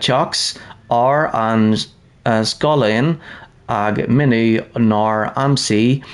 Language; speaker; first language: Irish; non-native, learner; English